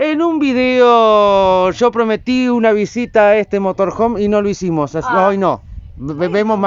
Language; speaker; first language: Spanish; native; Spanish